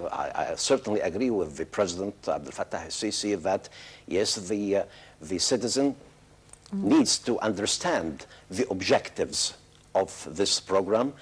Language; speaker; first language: English; non-native, fluent; Arabic